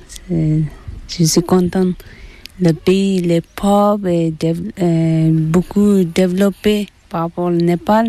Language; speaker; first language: French; non-native, learner; Tibetan